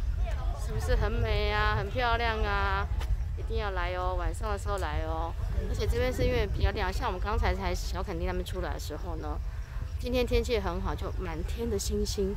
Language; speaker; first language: Chinese; native; Chinese